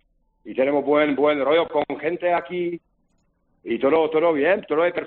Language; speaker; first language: Spanish; non-native, learner; Czech